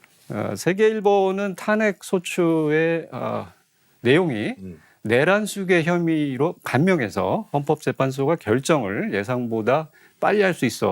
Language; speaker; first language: Korean; native; Korean